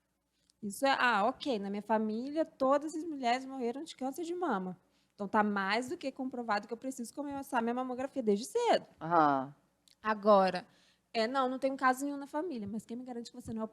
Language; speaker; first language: Portuguese; native; Portuguese